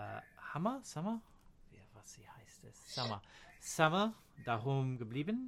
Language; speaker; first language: German; non-native, fluent; English